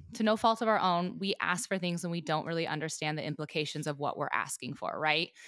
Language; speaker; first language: English; native; English